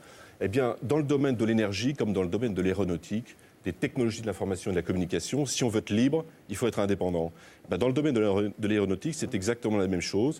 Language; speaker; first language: French; native; French